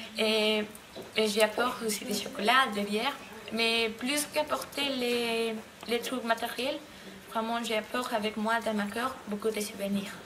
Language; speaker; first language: French; non-native, learner; Spanish